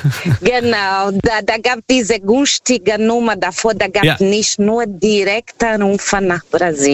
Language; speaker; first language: German; non-native, fluent; Portuguese